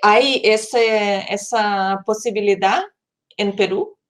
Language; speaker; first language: Spanish; non-native, fluent; Portuguese